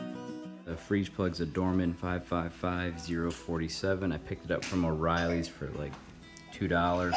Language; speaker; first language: English; native; English